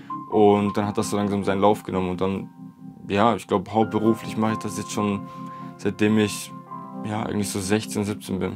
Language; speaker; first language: German; native; German